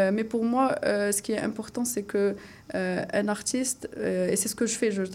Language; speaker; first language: French; non-native, local second language; Arabic